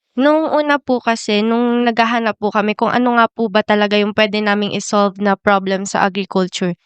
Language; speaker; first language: Filipino; native; Filipino